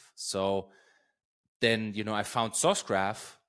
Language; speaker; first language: English; non-native, fluent; German